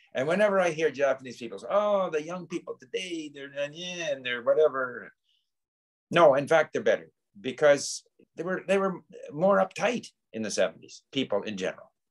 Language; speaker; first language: English; native; English